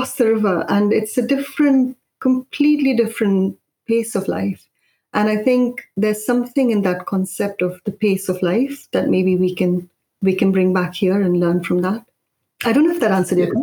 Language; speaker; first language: English; non-native, local second language; Malayalam